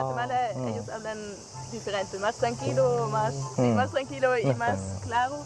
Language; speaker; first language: Spanish; non-native, learner; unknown